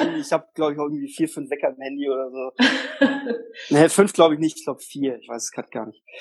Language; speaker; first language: German; early bilingual, other home language; Polish